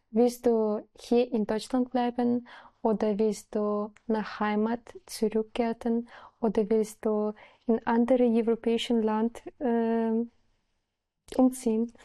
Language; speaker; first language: German; non-native, learner; Spanish